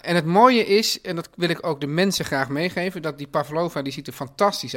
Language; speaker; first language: Dutch; native; Dutch